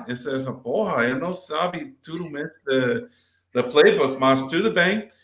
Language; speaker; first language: Portuguese; non-native, learner; English